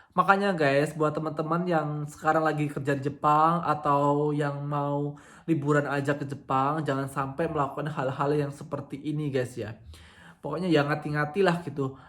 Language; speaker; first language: Indonesian; native; Indonesian